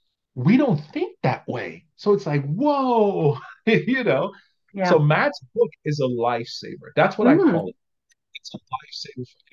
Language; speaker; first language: English; non-native, local second language; Yoruba